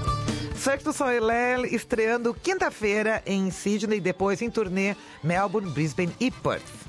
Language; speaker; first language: Portuguese; native; Portuguese